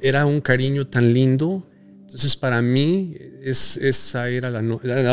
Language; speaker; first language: Spanish; early bilingual, heritage; Spanish